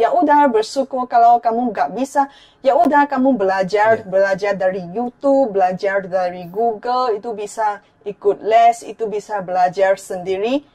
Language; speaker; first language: Indonesian; non-native, fluent; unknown